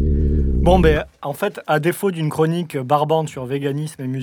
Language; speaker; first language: French; native; French